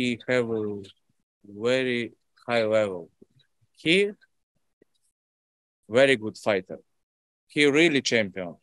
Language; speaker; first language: English; non-native, learner; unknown